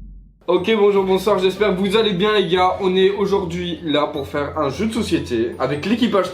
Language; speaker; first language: French; native; French